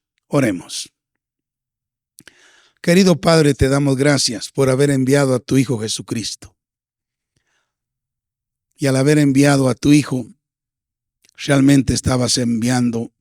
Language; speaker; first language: Spanish; native; Spanish